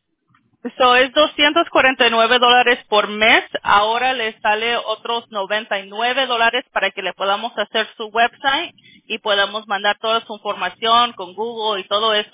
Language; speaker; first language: Spanish; early bilingual, other home language; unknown